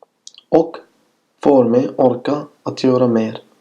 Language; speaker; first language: Swedish; non-native, fluent; Arabic